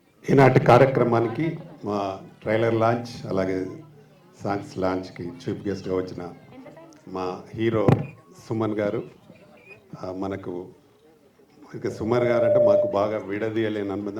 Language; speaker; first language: Telugu; native; Telugu